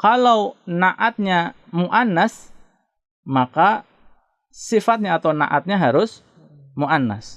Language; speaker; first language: Indonesian; native; Indonesian